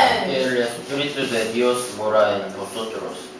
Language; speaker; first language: Spanish; non-native, learner; Korean